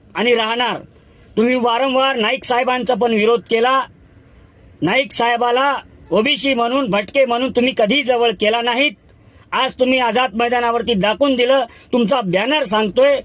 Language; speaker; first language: Marathi; non-native, local second language; Lambadi